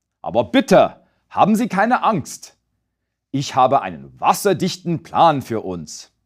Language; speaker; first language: German; non-native, fluent; English